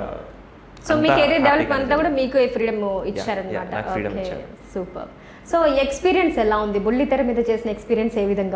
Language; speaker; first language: Telugu; native; Telugu